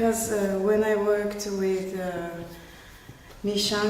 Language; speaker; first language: English; non-native, fluent; Portuguese